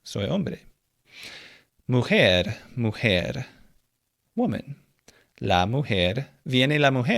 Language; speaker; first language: Spanish; non-native, fluent; English